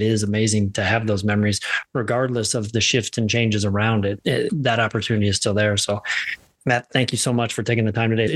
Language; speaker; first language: English; native; English